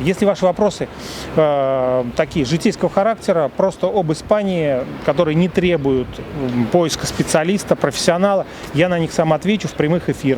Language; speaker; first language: Russian; native; Russian